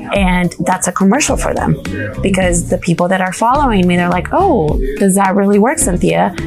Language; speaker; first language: English; non-native, fluent; Spanish